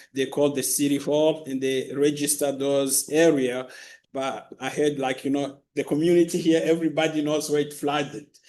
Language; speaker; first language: English; non-native, local second language; Kinyarwanda